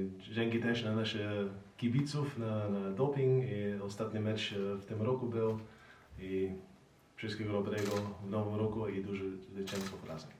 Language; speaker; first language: Polish; non-native, learner; German